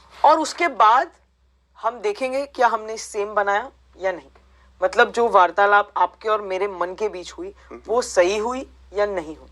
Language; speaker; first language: Hindi; native; Hindi